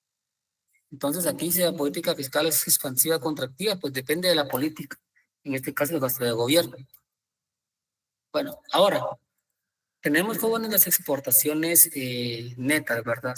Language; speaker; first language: Spanish; native; Spanish